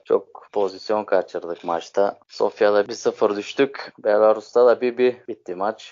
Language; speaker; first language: Turkish; native; Turkish